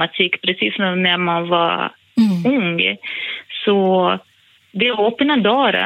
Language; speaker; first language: Swedish; non-native, fluent; Portuguese